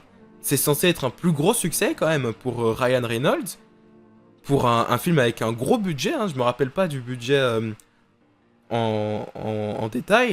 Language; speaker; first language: French; native; French